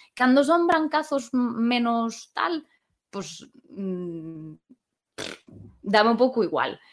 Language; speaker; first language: Galician; non-native, local second language; Spanish